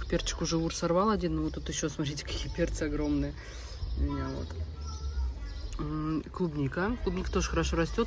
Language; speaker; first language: Russian; native; Russian